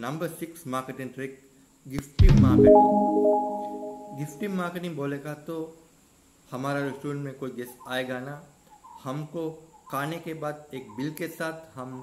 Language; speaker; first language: Hindi; non-native, learner; Sinhala